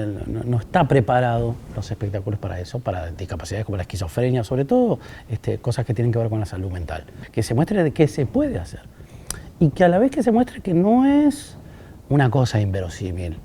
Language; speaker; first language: Spanish; native; Spanish